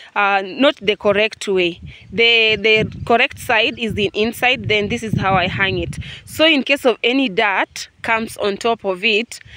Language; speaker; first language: English; non-native, local second language; Luo (Kenya and Tanzania)